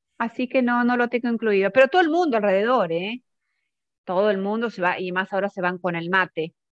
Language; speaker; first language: Spanish; native; Spanish